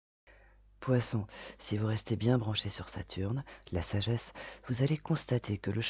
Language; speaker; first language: French; native; French